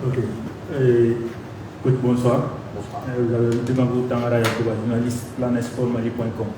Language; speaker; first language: French; non-native, local second language; Bambara